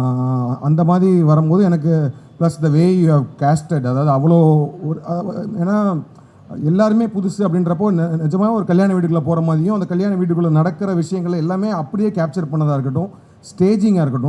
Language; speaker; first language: Tamil; native; Tamil